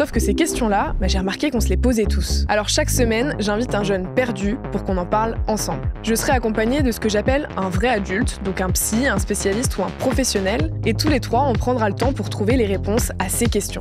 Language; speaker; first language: French; native; French